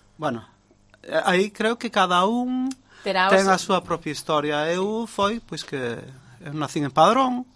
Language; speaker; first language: Galician; native; Galician